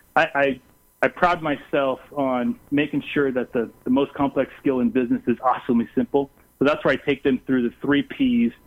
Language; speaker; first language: English; non-native, fluent; Portuguese